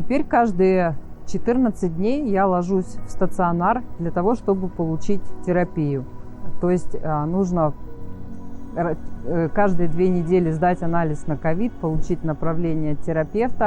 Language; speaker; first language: Russian; native; Russian